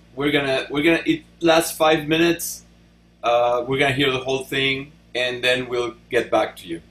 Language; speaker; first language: English; non-native, fluent; Spanish